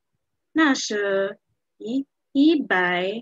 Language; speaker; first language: Chinese; non-native, learner; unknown